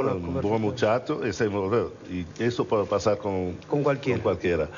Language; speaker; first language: Spanish; non-native, learner; Portuguese